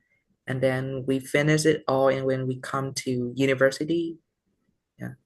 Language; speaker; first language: English; non-native, learner; Vietnamese